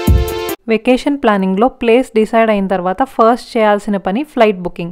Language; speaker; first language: Telugu; native; Telugu